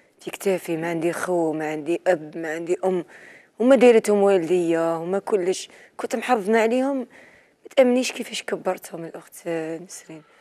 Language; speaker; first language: Arabic; native; Arabic